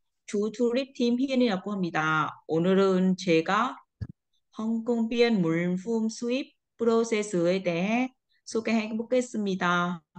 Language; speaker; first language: Korean; non-native, learner; Vietnamese